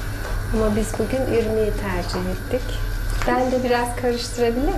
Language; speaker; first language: Turkish; native; Turkish